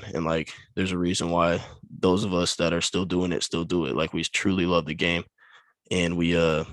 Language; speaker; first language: English; native; English